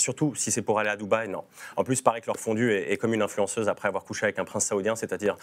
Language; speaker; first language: French; native; French